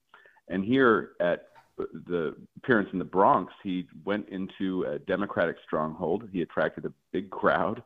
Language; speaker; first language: English; native; English